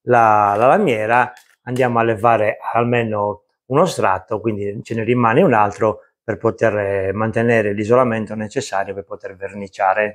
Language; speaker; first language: Italian; native; Italian